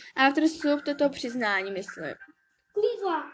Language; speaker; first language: Czech; early bilingual, other home language; English